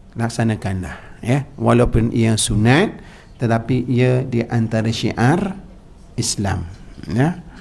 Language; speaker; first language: Malay; native; Malay